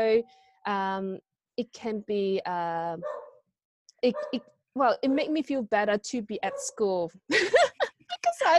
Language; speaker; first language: English; non-native, local second language; Cantonese